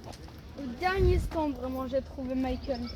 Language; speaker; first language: French; native; French